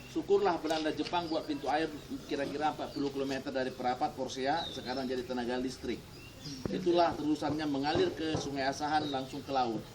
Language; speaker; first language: Indonesian; non-native, local second language; Batak Toba